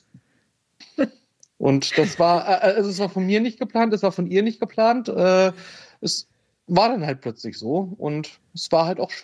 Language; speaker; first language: German; native; German